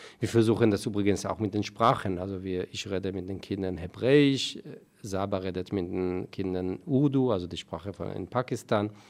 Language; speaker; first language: German; non-native, fluent; Hebrew